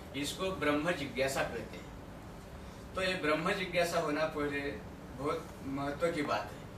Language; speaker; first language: Hindi; non-native, local second language; Marathi